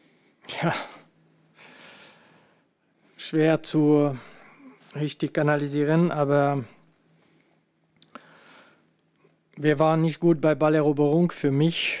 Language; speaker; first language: German; non-native, fluent; French